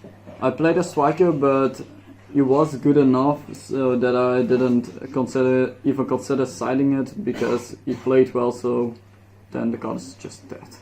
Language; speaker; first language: English; non-native, fluent; Dutch